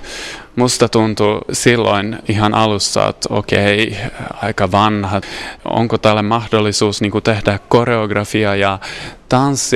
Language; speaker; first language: Finnish; non-native, fluent; Swedish